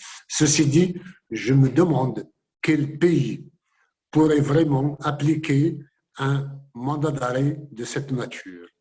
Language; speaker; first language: French; non-native, local second language; Kabyle